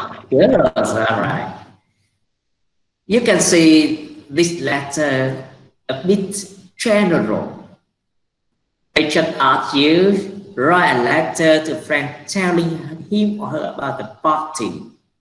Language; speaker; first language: English; non-native, fluent; Vietnamese